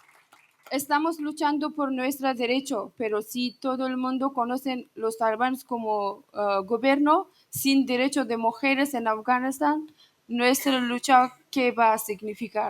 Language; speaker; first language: Spanish; non-native, learner; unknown